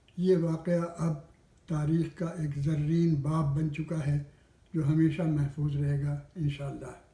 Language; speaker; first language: Urdu; native; Urdu